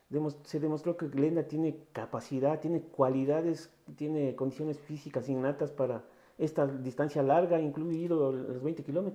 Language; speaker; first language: Spanish; native; Spanish